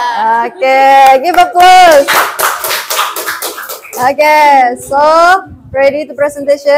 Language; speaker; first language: English; non-native, learner; Indonesian